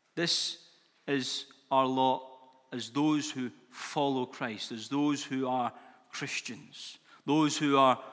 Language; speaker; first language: English; native; English